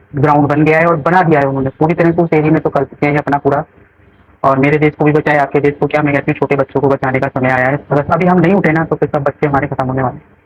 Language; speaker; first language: Hindi; native; Hindi